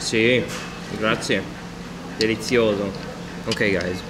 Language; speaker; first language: Italian; non-native, learner; English